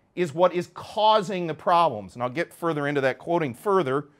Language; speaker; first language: English; native; English